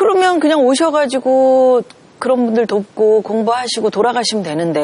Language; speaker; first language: Korean; native; Korean